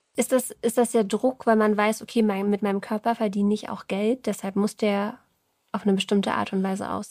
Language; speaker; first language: German; native; German